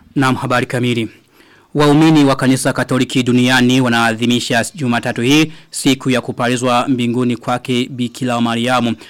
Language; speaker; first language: Swahili; non-native, local second language; Rundi